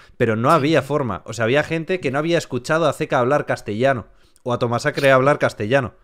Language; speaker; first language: Spanish; native; Spanish